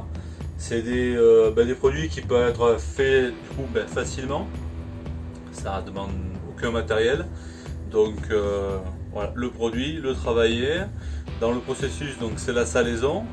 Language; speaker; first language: French; native; French